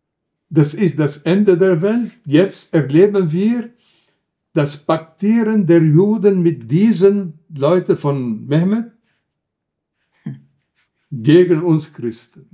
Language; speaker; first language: German; non-native, fluent; Arabic